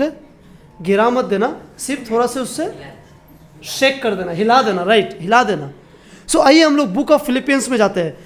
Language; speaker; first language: Hindi; non-native, local second language; Bangla